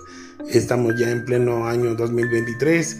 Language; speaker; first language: Spanish; native; Spanish